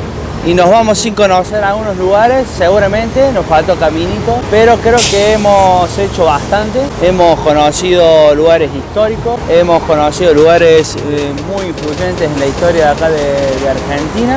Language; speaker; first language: Spanish; native; Spanish